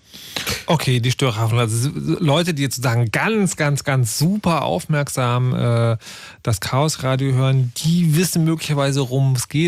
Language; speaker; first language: German; native; German